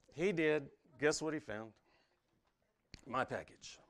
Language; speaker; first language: English; native; English